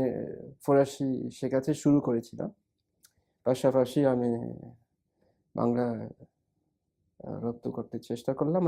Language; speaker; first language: Bangla; non-native, fluent; French